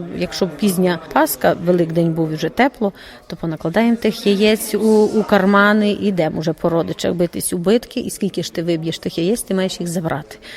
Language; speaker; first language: Ukrainian; native; Ukrainian